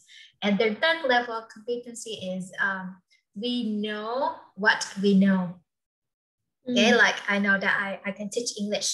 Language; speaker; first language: English; non-native, fluent; Vietnamese